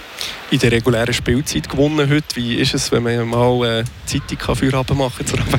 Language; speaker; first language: German; native; German